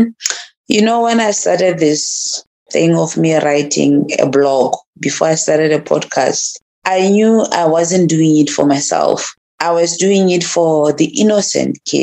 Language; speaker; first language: English; non-native, local second language; Tswana